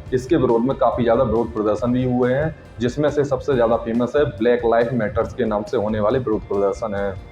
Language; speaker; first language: Hindi; native; Hindi